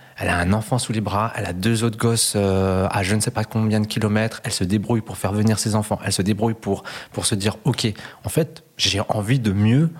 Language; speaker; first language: French; early bilingual, other home language; Spanish